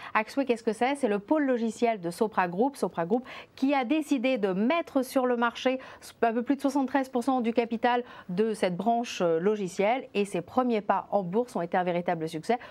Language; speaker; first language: French; native; French